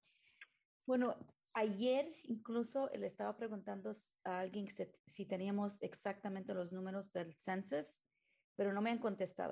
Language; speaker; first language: Spanish; early bilingual, heritage; Spanish